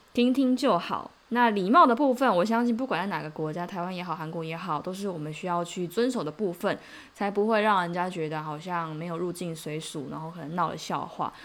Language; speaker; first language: Chinese; native; Chinese